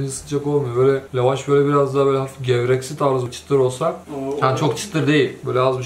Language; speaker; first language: Turkish; native; Turkish